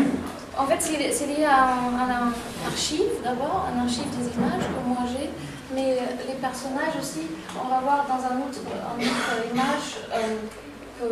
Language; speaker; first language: French; non-native, fluent; German